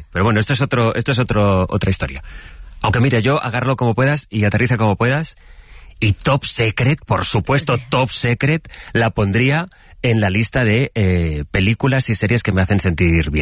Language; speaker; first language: Spanish; native; Spanish